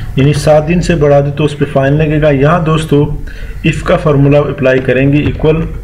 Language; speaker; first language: Urdu; non-native, local second language; Punjabi